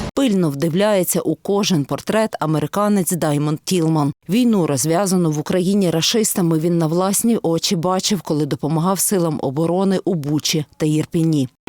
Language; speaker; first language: Ukrainian; native; Ukrainian